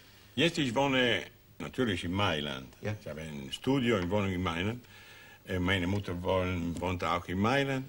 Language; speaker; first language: German; non-native, learner; Italian